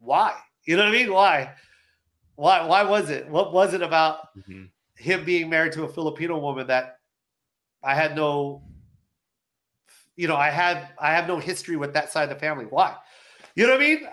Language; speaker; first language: English; native; English